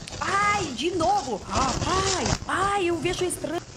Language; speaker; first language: Portuguese; non-native, learner; Russian